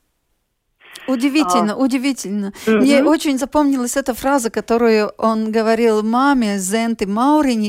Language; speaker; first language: Russian; native; Russian